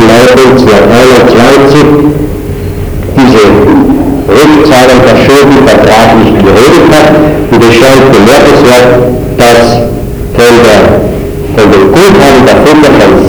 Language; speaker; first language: German; native; German